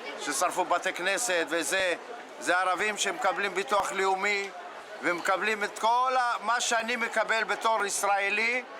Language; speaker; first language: Hebrew; native; Hebrew